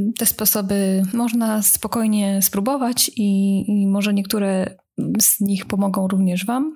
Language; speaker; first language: Polish; native; Polish